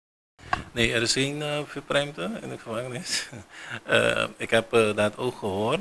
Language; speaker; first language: Dutch; non-native, local second language; Papiamento